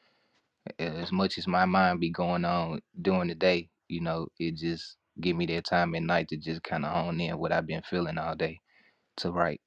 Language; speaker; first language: English; native; English